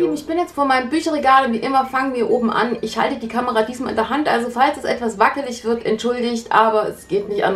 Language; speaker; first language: German; native; German